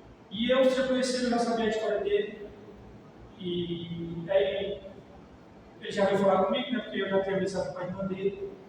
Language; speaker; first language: Portuguese; native; Portuguese